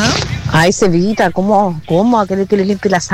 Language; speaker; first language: Spanish; native; Spanish